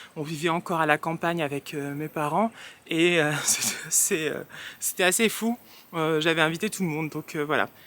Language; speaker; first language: French; early bilingual, other home language; Réunion Creole French